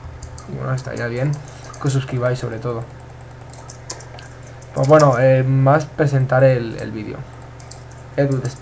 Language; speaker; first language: Spanish; native; Spanish